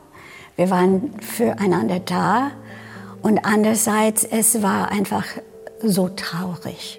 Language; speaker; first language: German; non-native, fluent; English